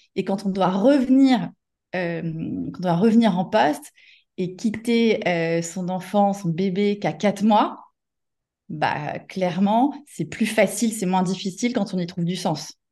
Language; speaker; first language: French; native; French